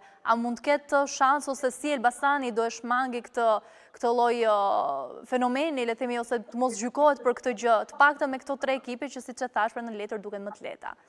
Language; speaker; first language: Albanian; native; Albanian